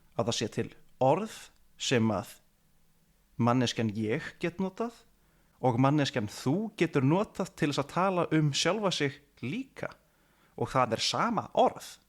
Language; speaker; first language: Icelandic; native; Icelandic